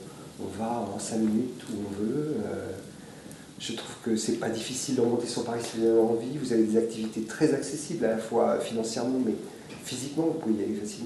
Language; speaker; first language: French; native; French